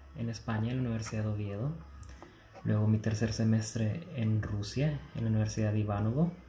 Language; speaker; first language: Spanish; native; Spanish